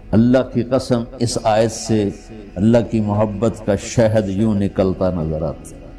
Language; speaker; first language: Urdu; non-native, local second language; Punjabi